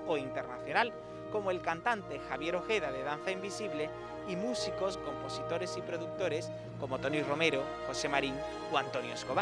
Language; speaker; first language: Spanish; native; Spanish